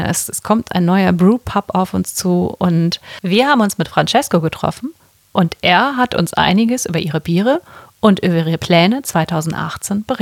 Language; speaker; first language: German; native; German